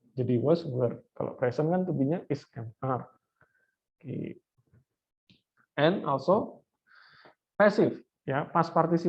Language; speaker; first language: English; non-native, fluent; Indonesian